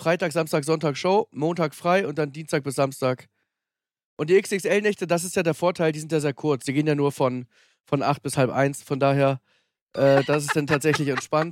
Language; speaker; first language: German; native; German